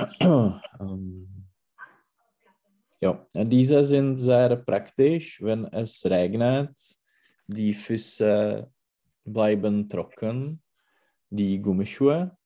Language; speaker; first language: German; non-native, learner; Czech